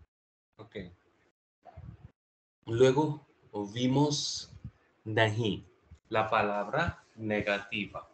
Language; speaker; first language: Spanish; non-native, fluent; Hindi